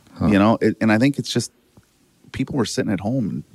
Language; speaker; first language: English; native; English